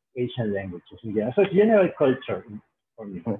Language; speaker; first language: English; non-native, fluent; Spanish